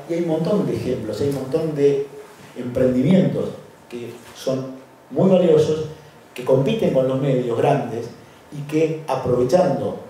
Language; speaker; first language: Spanish; native; Spanish